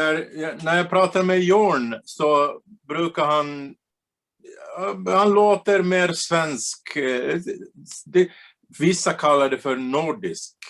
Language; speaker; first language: Swedish; non-native, fluent; Bulgarian